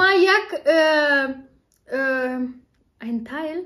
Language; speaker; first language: Persian; non-native, learner; German